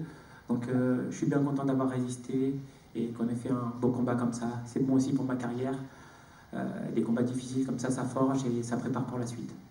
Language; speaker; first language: French; native; French